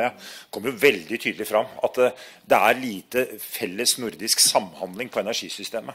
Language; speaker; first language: Norwegian; native; Norwegian